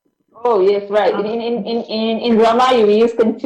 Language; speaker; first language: English; non-native, learner; Indonesian